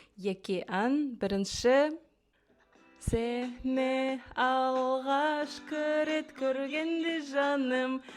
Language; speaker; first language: Kazakh; non-native, learner; Yakut